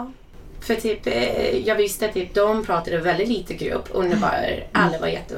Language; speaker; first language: Swedish; non-native, fluent; English